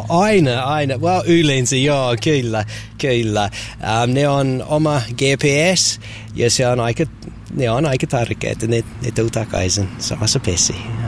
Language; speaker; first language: Finnish; non-native, learner; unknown